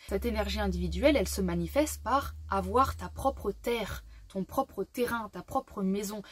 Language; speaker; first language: French; native; French